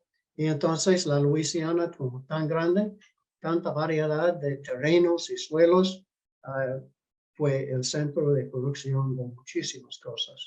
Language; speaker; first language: Spanish; non-native, fluent; English